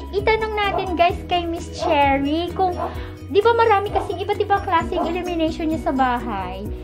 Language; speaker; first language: Filipino; native; Filipino